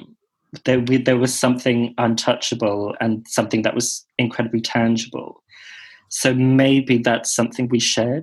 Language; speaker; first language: English; native; English